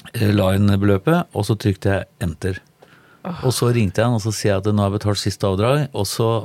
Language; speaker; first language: Norwegian; native; Norwegian